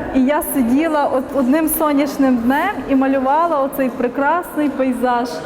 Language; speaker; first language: Ukrainian; native; Ukrainian